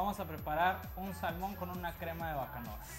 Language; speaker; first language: Spanish; native; Spanish